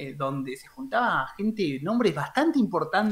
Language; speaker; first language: Spanish; native; Spanish